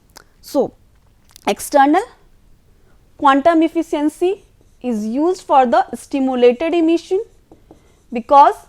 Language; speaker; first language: English; non-native, local second language; Hindi